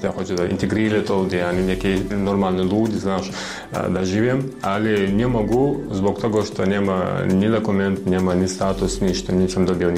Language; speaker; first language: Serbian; non-native, learner; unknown